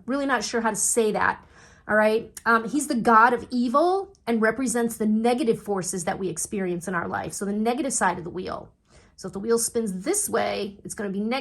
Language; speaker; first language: English; native; English